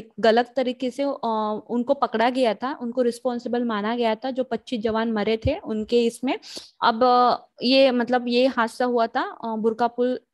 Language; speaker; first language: Hindi; native; Hindi